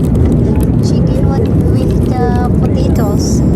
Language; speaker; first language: English; non-native, local second language; Filipino